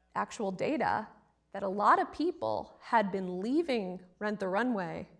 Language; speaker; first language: English; native; English